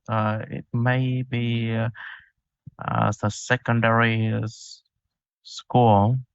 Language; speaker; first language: English; non-native, learner; Vietnamese